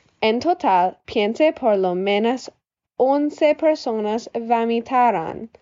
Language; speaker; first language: Spanish; non-native, learner; English